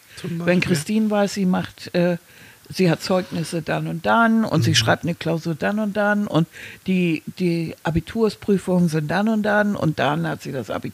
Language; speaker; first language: German; native; German